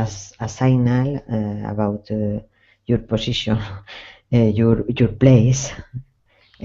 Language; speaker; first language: English; non-native, learner; Spanish